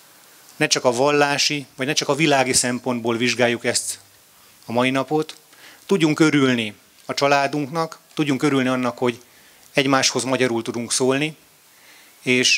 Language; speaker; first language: Hungarian; native; Hungarian